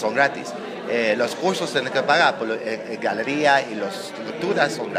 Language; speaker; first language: Spanish; non-native, learner; English